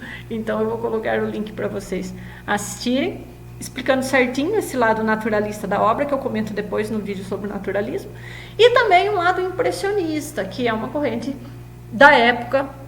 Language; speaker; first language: Portuguese; native; Portuguese